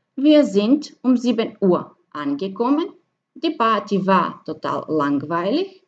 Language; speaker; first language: German; non-native, fluent; Macedonian